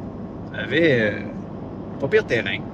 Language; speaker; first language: French; native; French